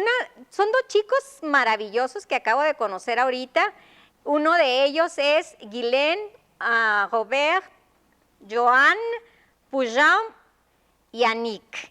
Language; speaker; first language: Spanish; native; Spanish